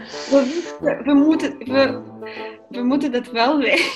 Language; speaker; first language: Dutch; non-native, fluent; Russian